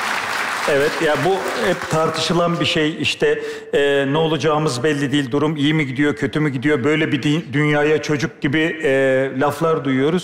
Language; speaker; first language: Turkish; native; Turkish